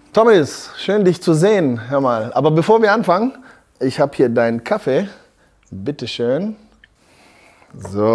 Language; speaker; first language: German; native; German